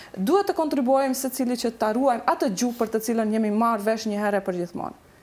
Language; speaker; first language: Albanian; native; Albanian